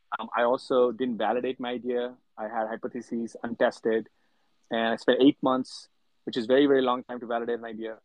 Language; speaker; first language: English; non-native, local second language; Telugu